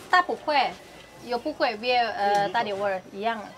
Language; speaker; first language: Chinese; non-native, fluent; Indonesian